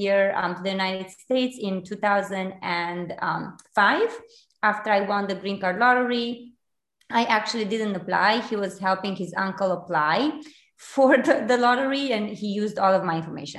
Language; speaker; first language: English; non-native, fluent; Romanian